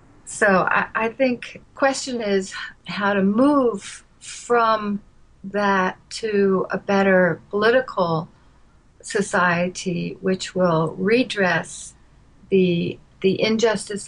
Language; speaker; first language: English; native; English